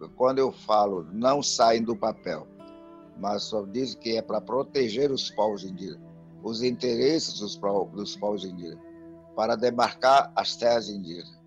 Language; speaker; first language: Portuguese; non-native, local second language; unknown